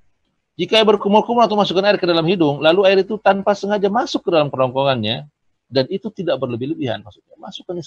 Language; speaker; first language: Indonesian; native; Indonesian